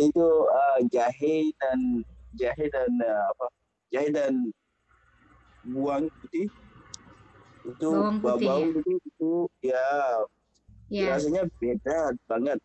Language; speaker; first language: Indonesian; non-native, fluent; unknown